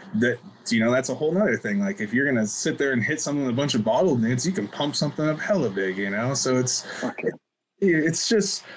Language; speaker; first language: English; native; English